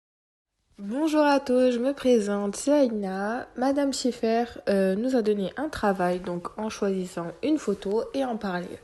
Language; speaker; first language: French; native; French